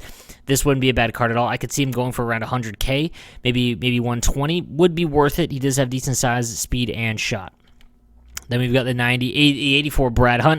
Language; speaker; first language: English; native; English